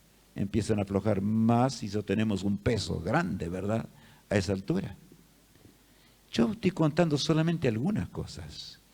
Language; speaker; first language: Spanish; native; Spanish